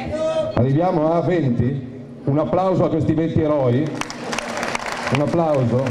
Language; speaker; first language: Italian; native; Italian